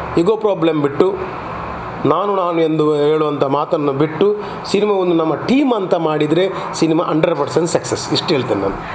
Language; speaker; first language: Kannada; non-native, local second language; Tulu